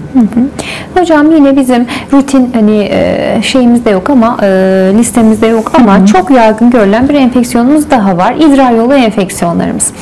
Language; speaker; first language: Turkish; native; Turkish